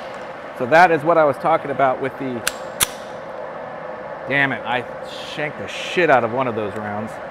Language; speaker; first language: English; native; English